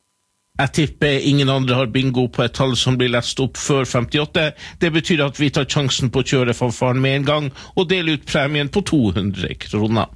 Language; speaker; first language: Norwegian; native; Norwegian